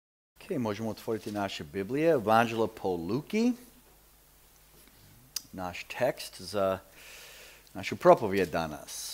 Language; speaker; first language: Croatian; early bilingual, heritage; Croatian